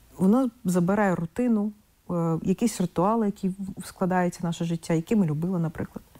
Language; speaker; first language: Ukrainian; non-native, local second language; Russian